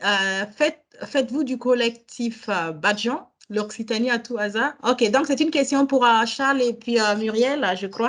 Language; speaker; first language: French; native; French